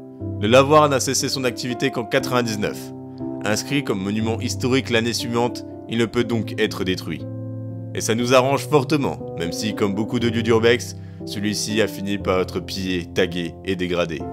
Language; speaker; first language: French; native; French